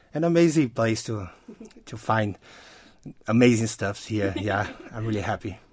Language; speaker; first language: English; non-native, fluent; Portuguese